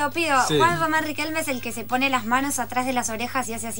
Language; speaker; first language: Spanish; native; Spanish